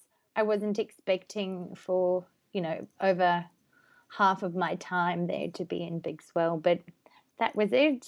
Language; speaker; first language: English; native; English